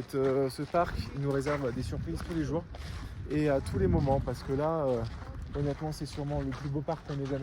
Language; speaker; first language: French; native; French